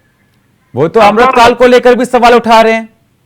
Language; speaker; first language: Hindi; native; Hindi